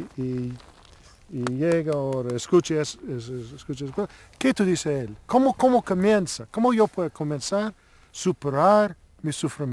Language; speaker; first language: Spanish; non-native, learner; English